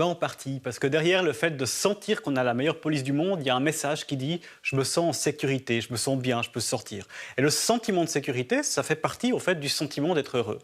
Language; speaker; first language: French; native; French